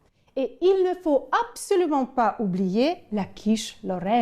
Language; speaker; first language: French; non-native, fluent; Ukrainian